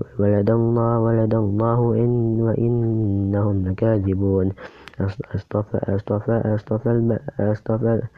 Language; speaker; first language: Arabic; non-native, learner; Indonesian